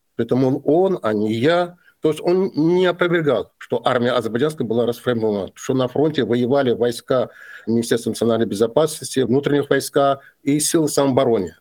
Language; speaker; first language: Russian; non-native, local second language; Azerbaijani